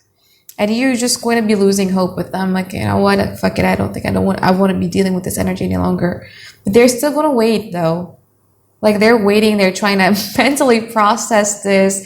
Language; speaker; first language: English; non-native, fluent; Indonesian